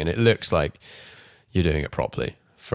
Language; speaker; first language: English; native; English